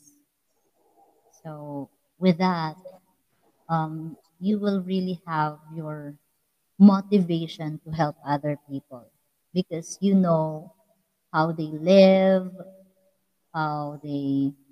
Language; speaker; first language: English; non-native, local second language; Waray